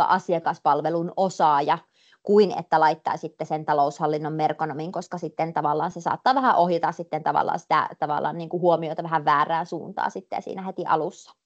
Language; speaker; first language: Finnish; native; Finnish